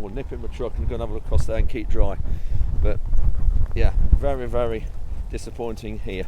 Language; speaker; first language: English; native; English